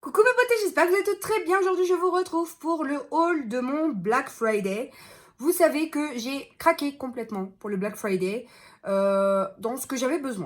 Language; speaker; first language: French; native; French